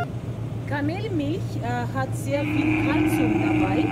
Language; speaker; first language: German; non-native, learner; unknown